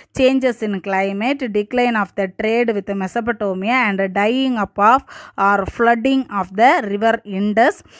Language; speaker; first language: English; non-native, local second language; Tamil